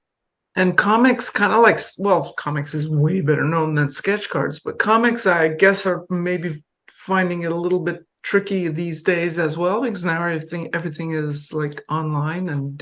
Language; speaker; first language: English; non-native, fluent; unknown